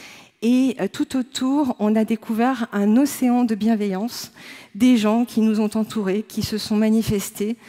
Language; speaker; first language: French; native; French